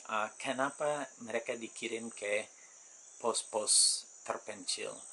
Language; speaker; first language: Indonesian; non-native, fluent; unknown